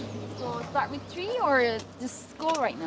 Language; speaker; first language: English; non-native, learner; Korean